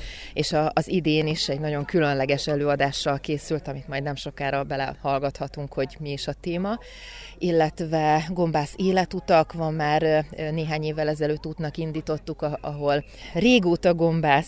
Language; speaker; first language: Hungarian; native; Hungarian